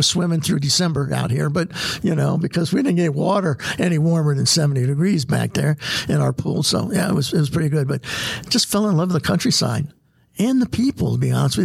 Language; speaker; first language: English; native; English